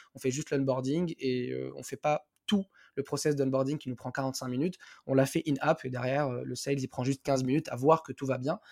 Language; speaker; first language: French; non-native, local second language; Arabic